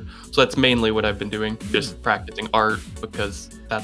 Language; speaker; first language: English; native; English